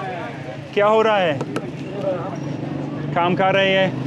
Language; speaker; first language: Hindi; non-native, learner; English